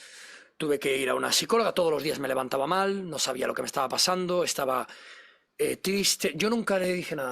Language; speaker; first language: Spanish; native; Spanish